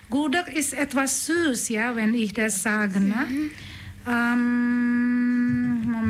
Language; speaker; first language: German; non-native, learner; Indonesian